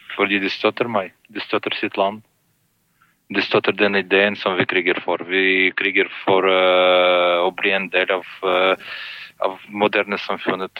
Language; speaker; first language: Norwegian; non-native, fluent; Ukrainian